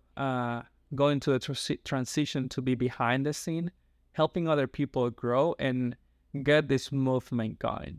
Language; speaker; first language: English; non-native, fluent; Spanish